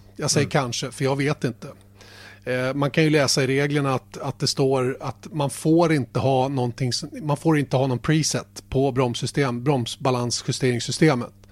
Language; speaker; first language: Swedish; native; Swedish